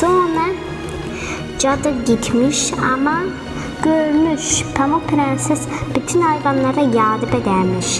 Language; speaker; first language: Turkish; early bilingual, heritage; Turkish